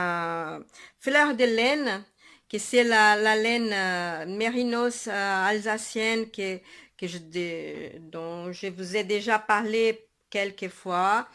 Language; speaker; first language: French; non-native, fluent; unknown